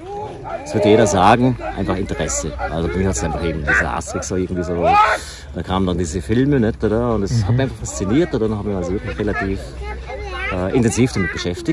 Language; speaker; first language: German; native; German